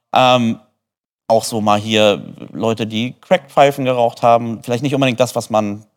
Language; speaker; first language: German; early bilingual, other home language; Polish